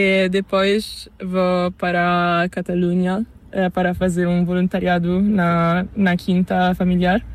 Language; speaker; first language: Spanish; non-native, learner; Italian